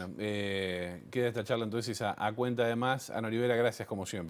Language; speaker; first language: Spanish; native; Spanish